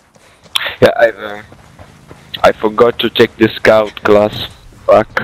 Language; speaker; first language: English; non-native, learner; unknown